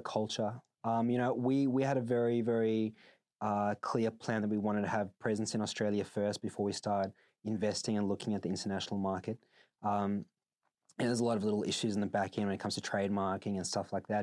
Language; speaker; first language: English; native; English